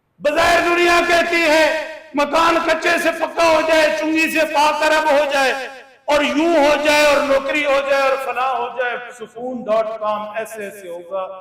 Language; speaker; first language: Urdu; non-native, local second language; Punjabi